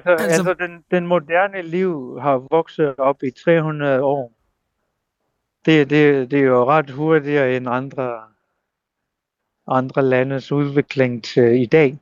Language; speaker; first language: Danish; non-native, local second language; Kalaallisut